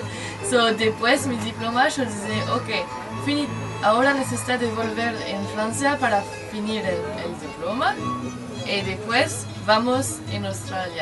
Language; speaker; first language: Spanish; non-native, learner; French